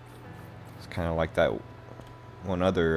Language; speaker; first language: English; native; English